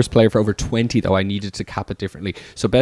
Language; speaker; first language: English; native; English